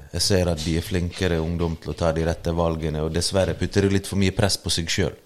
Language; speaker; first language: Norwegian; early bilingual, other home language; Bosnian